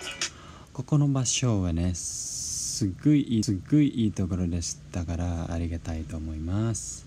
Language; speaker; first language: Japanese; non-native, learner; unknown